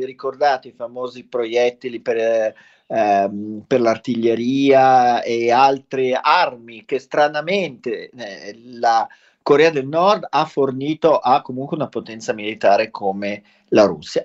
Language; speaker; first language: Italian; native; Italian